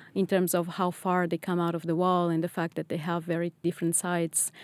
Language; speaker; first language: English; non-native, fluent; Portuguese